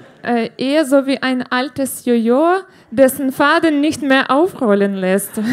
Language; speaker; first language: German; non-native, fluent; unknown